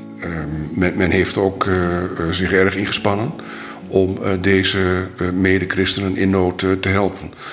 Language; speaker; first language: Dutch; native; Dutch